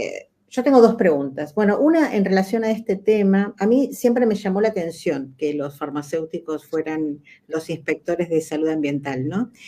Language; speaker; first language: Spanish; native; Spanish